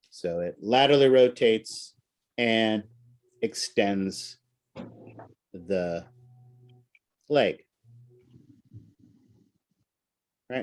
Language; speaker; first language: English; native; English